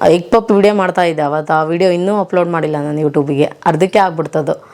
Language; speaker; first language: Kannada; native; Kannada